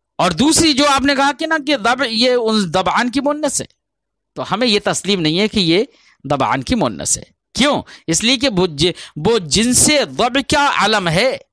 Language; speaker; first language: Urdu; native; Urdu